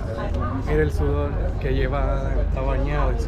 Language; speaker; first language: Spanish; native; Spanish